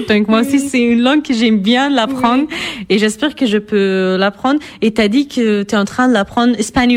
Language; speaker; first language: French; non-native, fluent; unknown